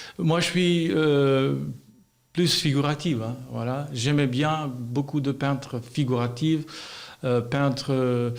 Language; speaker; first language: French; non-native, learner; Albanian